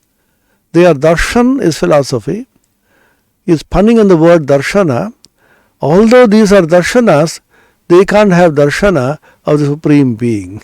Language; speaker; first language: English; non-native, local second language; Bangla